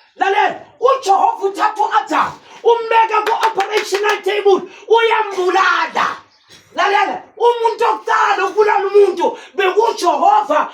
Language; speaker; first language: Zulu; non-native, local second language; Afrikaans